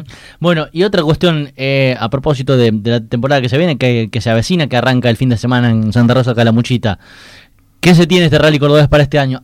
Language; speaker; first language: Spanish; native; Spanish